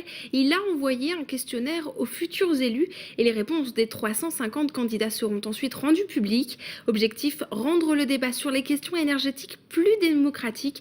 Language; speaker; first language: French; native; French